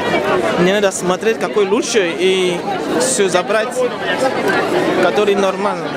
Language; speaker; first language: Russian; non-native, learner; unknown